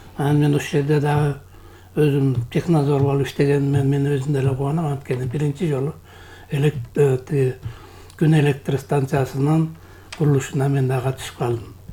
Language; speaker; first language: Kyrgyz; native; Kyrgyz